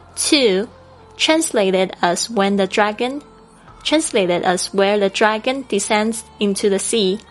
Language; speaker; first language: English; non-native, fluent; Chinese